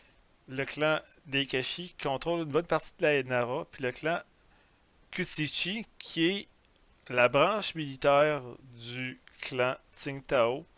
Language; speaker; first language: French; native; French